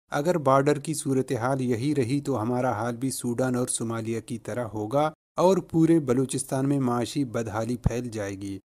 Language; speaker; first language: Urdu; non-native, local second language; Baluchi